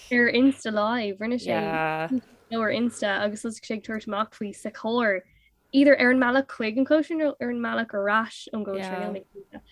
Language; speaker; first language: Irish; non-native, local second language; English